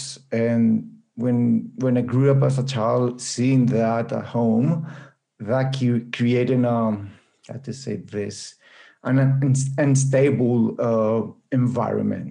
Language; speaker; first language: English; non-native, fluent; Spanish